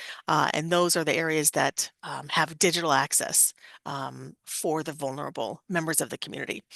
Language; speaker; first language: English; native; English